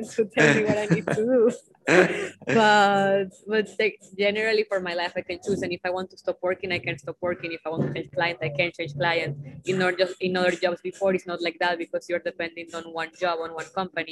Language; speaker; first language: English; non-native, fluent; Spanish